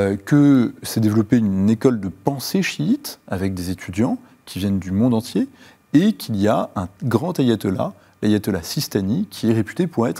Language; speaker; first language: French; native; French